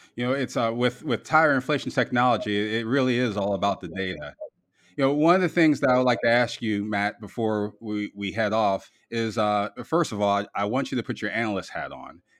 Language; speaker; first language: English; native; English